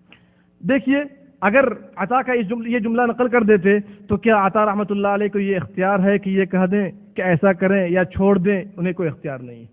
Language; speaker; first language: Urdu; native; Urdu